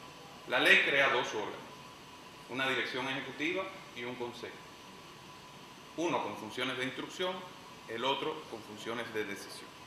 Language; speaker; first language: Spanish; native; Spanish